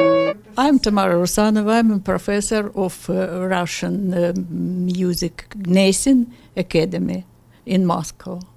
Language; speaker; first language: English; non-native, learner; Russian